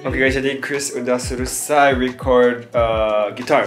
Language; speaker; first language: Indonesian; non-native, learner; Japanese